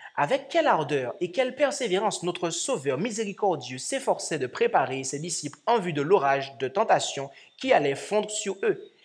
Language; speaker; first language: French; native; French